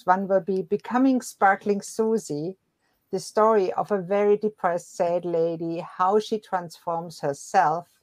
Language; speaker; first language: English; non-native, fluent; German